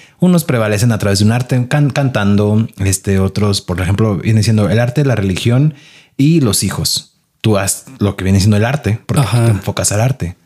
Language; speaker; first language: Spanish; native; Spanish